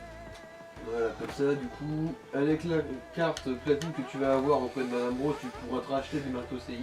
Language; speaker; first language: French; native; French